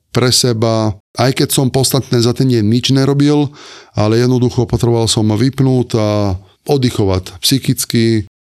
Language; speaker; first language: Slovak; non-native, fluent; Italian